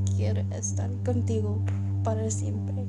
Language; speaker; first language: Spanish; non-native, learner; English